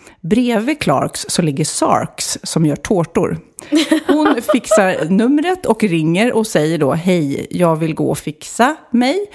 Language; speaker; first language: Swedish; native; Swedish